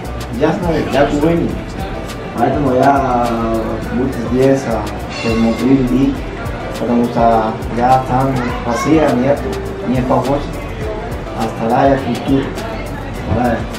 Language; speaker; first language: Russian; non-native, learner; Spanish